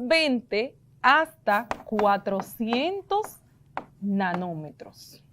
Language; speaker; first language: Spanish; native; Spanish